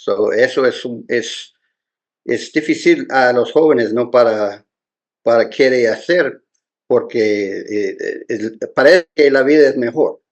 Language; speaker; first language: Spanish; non-native, learner; English